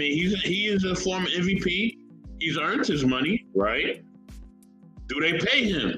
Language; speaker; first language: English; native; English